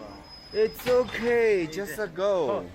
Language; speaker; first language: English; non-native, learner; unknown